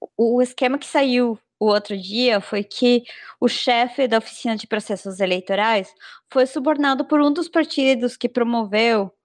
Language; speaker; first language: Portuguese; non-native, fluent; Spanish